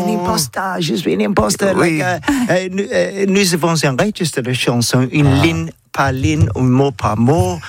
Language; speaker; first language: French; non-native, learner; English